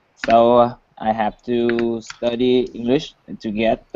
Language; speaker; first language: English; non-native, learner; Vietnamese